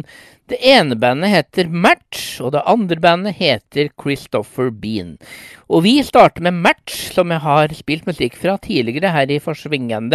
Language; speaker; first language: Norwegian; native; Norwegian